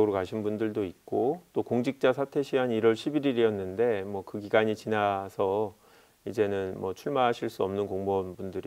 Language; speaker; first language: Korean; native; Korean